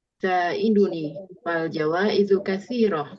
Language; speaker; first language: Arabic; non-native, learner; Indonesian